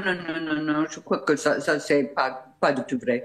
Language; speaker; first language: French; non-native, fluent; English